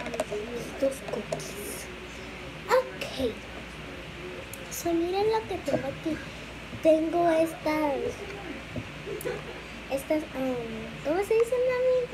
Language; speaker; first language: Spanish; early bilingual, heritage; Spanish